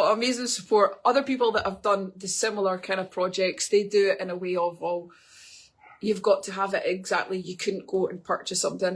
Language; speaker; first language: English; native; English